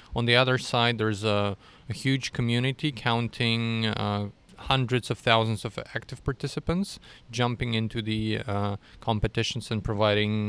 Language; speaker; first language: English; non-native, fluent; Russian